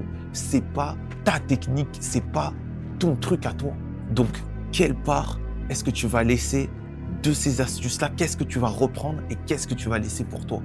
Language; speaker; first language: French; native; French